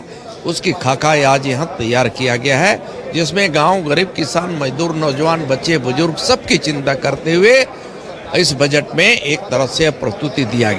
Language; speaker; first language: Hindi; native; Hindi